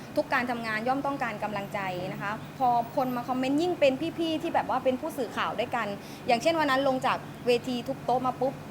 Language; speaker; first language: Thai; native; Thai